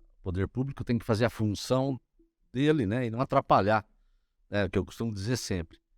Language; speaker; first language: Portuguese; native; Portuguese